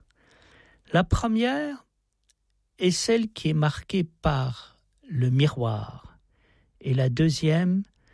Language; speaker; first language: French; native; French